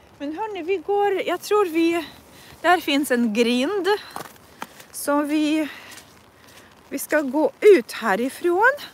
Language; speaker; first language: Swedish; non-native, fluent; Russian